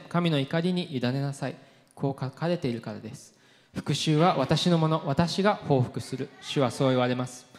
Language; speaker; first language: Japanese; non-native, fluent; English